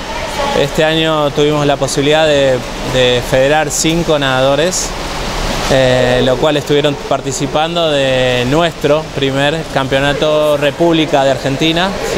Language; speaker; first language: Spanish; native; Spanish